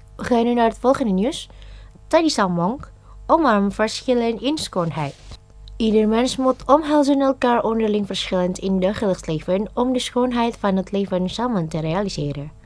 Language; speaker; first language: Dutch; non-native, fluent; Indonesian